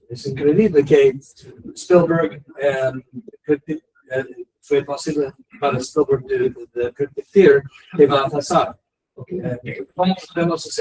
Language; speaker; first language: Spanish; non-native, learner; English